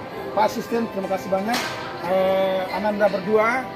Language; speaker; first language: Indonesian; native; Indonesian